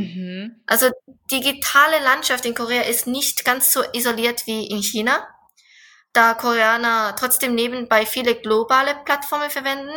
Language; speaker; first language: German; non-native, fluent; Korean